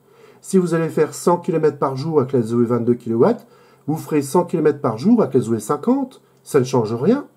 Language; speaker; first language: French; native; French